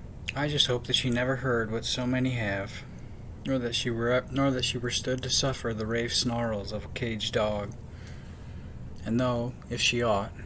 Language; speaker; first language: English; native; English